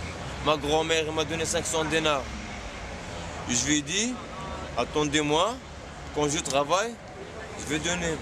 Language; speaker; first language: French; non-native, learner; Arabic